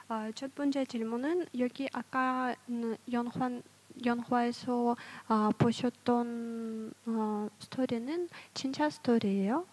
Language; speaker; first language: Korean; non-native, fluent; Russian